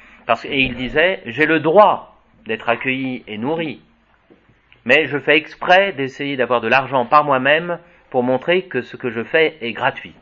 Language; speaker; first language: French; native; French